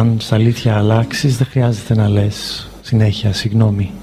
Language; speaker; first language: Greek; native; Greek